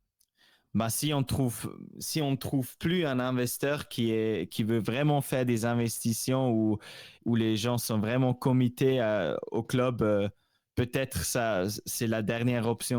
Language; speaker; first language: French; non-native, local second language; Swiss German